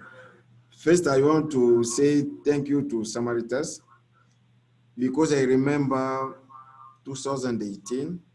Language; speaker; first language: English; non-native, learner; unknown